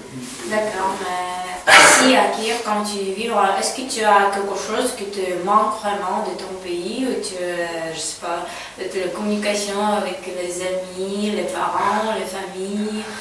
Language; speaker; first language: French; non-native, learner; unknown